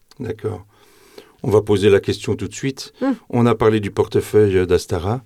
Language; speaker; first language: French; native; French